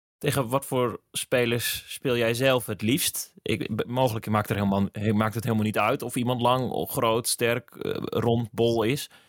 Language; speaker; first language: Dutch; native; Dutch